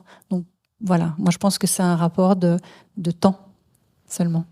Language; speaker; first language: French; native; French